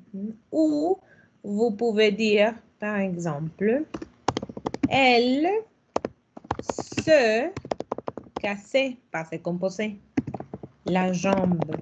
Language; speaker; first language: French; non-native, fluent; Spanish